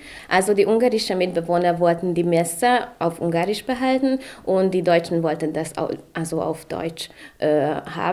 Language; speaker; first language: German; non-native, local second language; Hungarian